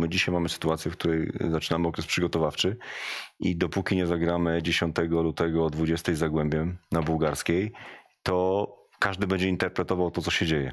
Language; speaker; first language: Polish; native; Polish